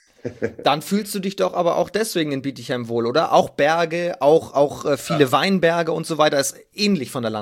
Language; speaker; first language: German; native; German